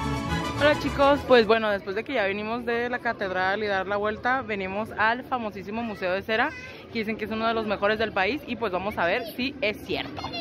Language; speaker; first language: Spanish; native; Spanish